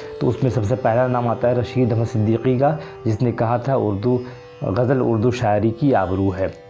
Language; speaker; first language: Urdu; native; Urdu